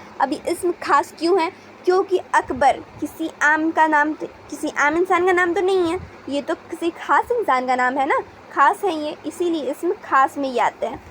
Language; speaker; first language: Urdu; native; Urdu